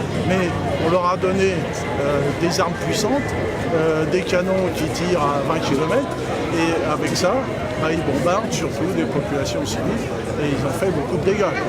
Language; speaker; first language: French; native; French